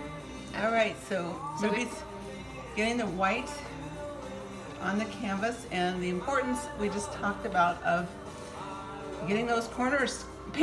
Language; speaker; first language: English; native; English